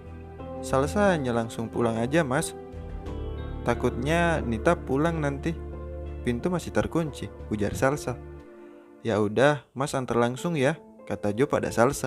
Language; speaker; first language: Indonesian; native; Indonesian